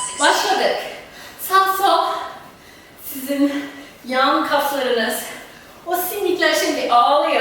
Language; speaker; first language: Turkish; non-native, fluent; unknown